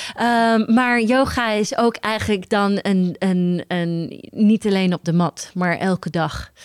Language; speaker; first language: Dutch; early bilingual, heritage; Dutch